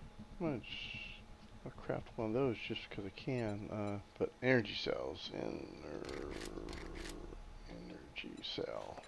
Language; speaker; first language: English; native; English